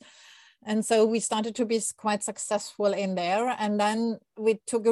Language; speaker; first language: English; non-native, fluent; German